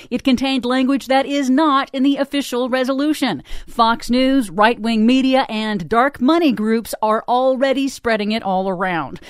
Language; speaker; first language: English; native; English